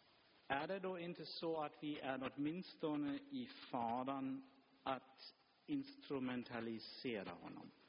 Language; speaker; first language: Swedish; non-native, fluent; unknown